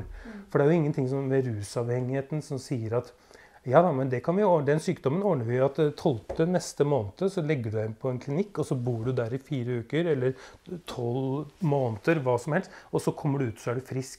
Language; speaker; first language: Norwegian; native; Norwegian